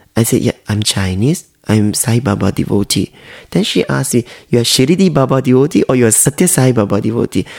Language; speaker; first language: English; non-native, local second language; Hakka Chinese